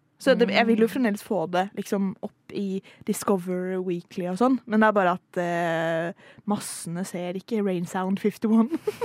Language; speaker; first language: Norwegian; native; Norwegian